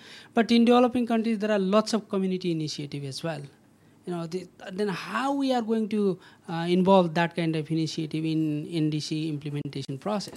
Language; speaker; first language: English; non-native, local second language; Nepali